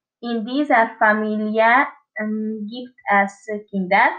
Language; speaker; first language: German; non-native, learner; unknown